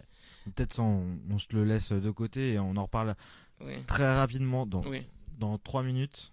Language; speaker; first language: French; native; French